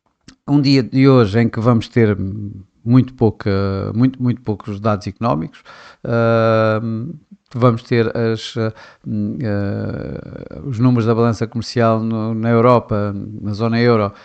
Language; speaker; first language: Portuguese; native; Portuguese